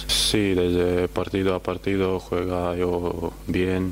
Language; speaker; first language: Spanish; non-native, learner; Croatian